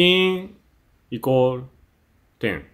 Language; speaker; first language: English; non-native, learner; Japanese